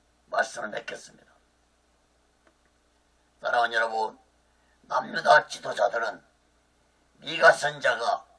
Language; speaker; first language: Korean; native; Korean